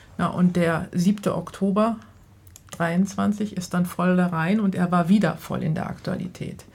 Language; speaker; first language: German; native; German